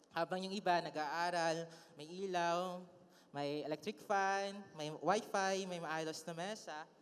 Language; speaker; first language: Filipino; non-native, local second language; Hiligaynon